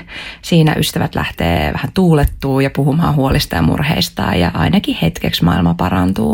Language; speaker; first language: Finnish; native; Finnish